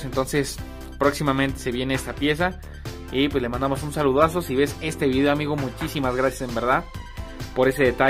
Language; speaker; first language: Spanish; native; Spanish